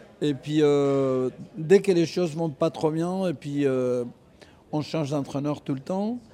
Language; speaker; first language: French; non-native, fluent; Spanish